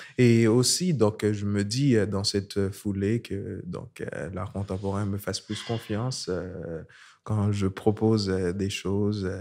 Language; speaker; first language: French; non-native, local second language; Haitian Creole